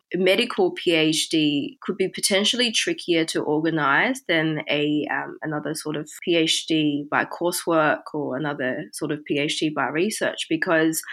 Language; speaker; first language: English; early bilingual, other home language; Chinese